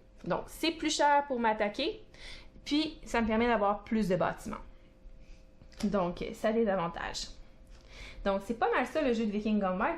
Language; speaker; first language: French; native; French